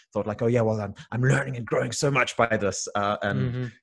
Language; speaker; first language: English; native; English